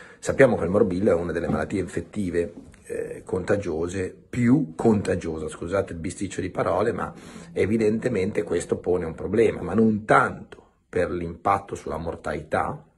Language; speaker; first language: Italian; native; Italian